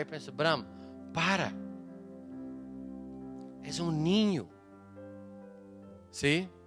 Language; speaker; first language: Spanish; non-native, fluent; Portuguese